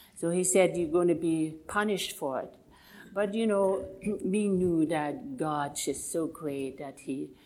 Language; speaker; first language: English; non-native, fluent; German